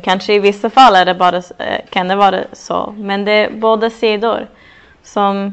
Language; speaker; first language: Swedish; non-native, fluent; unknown